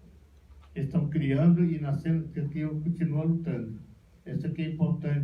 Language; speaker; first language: Portuguese; non-native, local second language; Yanomámi